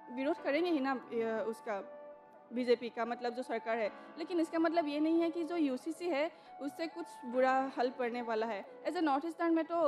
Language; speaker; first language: Hindi; non-native, local second language; Assamese